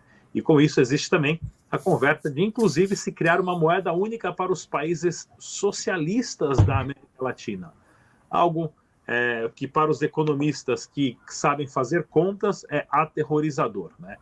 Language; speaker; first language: Portuguese; native; Portuguese